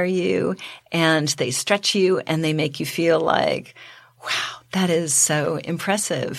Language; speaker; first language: English; native; English